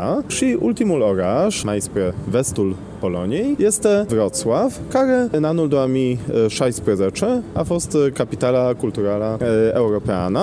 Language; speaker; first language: Romanian; non-native, fluent; Polish